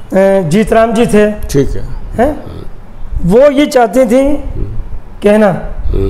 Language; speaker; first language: Hindi; native; Hindi